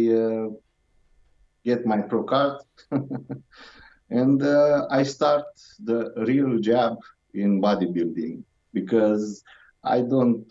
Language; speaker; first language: English; non-native, learner; Romanian